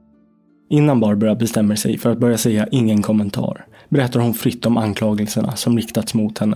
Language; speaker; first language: Swedish; native; Swedish